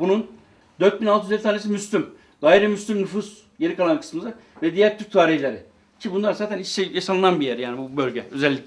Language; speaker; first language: Turkish; native; Turkish